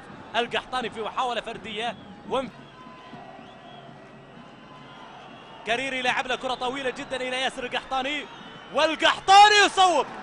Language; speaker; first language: Arabic; native; Arabic